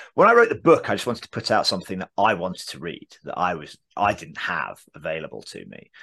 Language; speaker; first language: English; native; English